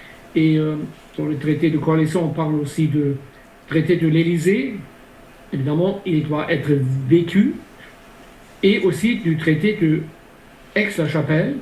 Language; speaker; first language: French; non-native, fluent; German